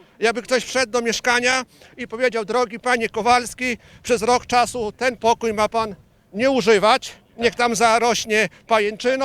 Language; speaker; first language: Polish; native; Polish